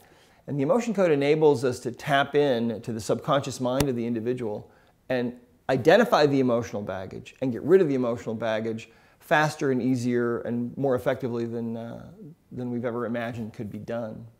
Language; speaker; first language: English; native; English